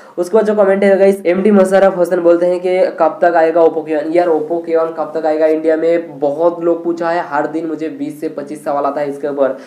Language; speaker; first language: Hindi; non-native, local second language; Bangla